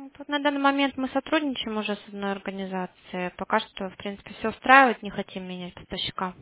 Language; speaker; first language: Russian; native; Russian